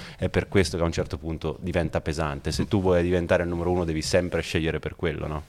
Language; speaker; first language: Italian; native; Italian